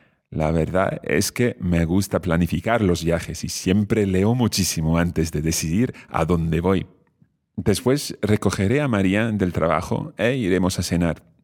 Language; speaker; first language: Spanish; non-native, fluent; English